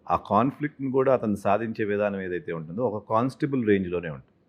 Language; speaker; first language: Telugu; native; Telugu